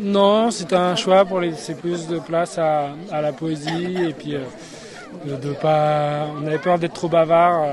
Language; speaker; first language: French; native; French